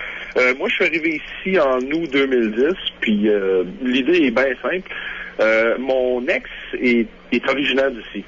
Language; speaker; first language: French; native; French